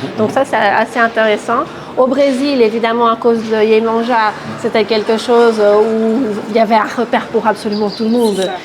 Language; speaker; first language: French; non-native, fluent; Portuguese